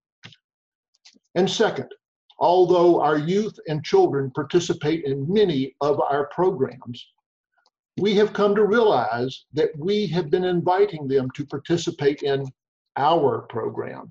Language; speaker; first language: English; native; English